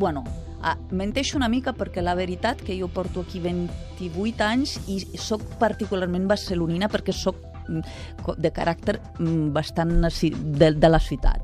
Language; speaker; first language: Catalan; non-native, fluent; Italian